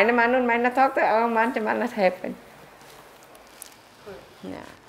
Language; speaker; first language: German; non-native, learner; Vietnamese